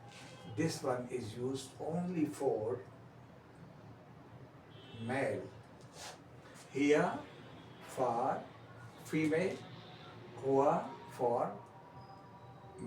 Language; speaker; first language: English; non-native, local second language; Hindi